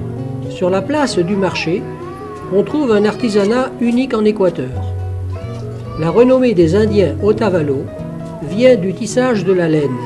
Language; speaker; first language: French; native; French